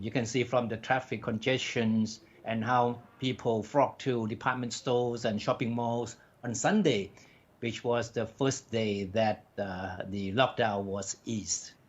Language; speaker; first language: English; non-native, fluent; Thai